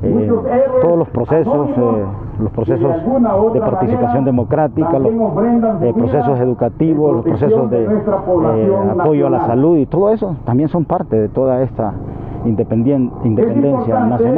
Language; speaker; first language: Spanish; native; Spanish